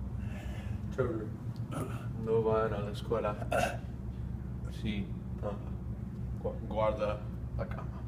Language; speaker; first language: Spanish; non-native, learner; English